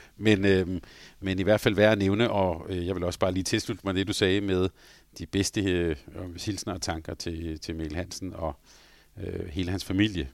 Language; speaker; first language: Danish; native; Danish